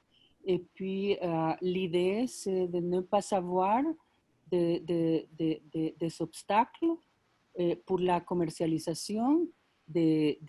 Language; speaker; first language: French; non-native, fluent; Spanish